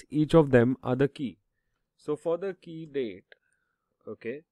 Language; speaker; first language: English; non-native, local second language; Hindi